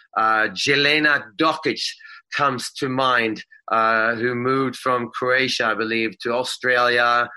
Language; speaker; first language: English; non-native, fluent; Swedish